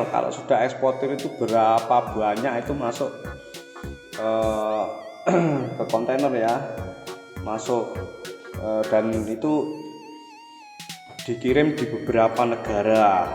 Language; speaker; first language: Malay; non-native, local second language; Javanese